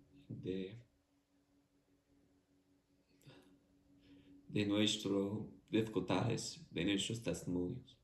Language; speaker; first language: Spanish; non-native, fluent; English